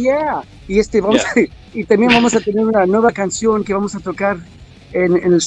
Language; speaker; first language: Spanish; early bilingual, heritage; English